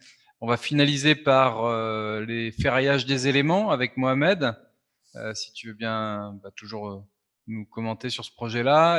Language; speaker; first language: French; native; French